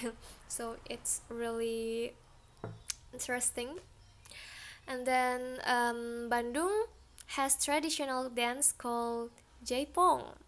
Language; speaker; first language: English; non-native, learner; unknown